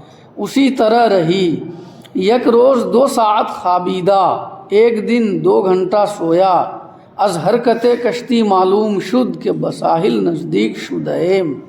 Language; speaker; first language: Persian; non-native, fluent; Urdu